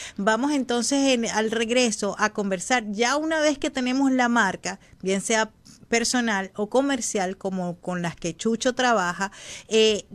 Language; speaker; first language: Spanish; native; Spanish